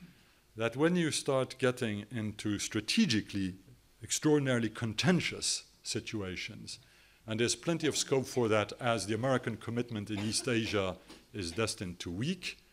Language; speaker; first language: English; non-native, fluent; French